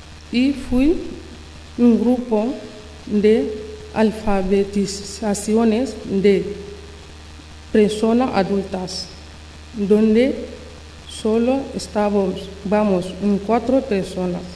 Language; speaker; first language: Spanish; non-native, learner; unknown